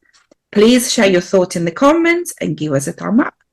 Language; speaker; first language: English; non-native, fluent; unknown